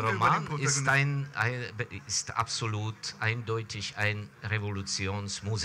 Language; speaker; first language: German; non-native, fluent; Ukrainian